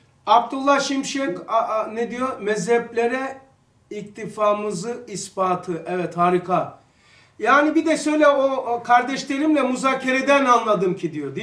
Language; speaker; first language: Turkish; native; Turkish